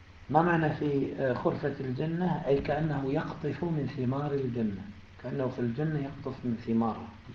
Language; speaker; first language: Arabic; native; Arabic